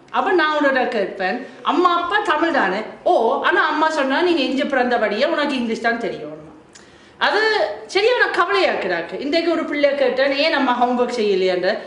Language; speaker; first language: Tamil; non-native, fluent; German